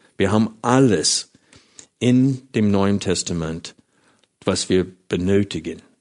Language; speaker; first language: German; non-native, fluent; English